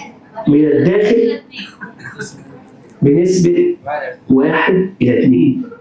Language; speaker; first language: Arabic; native; Arabic